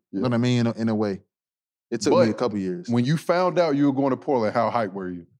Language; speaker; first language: English; native; English